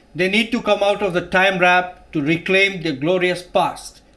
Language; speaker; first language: English; non-native, local second language; Urdu